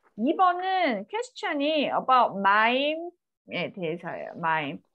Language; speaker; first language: Korean; native; Korean